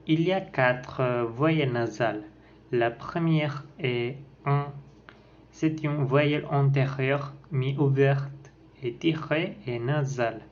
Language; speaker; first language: French; non-native, learner; Spanish